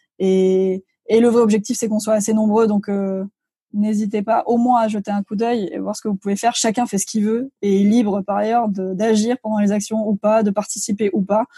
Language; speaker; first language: French; native; French